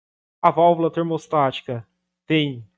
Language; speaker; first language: Portuguese; native; Portuguese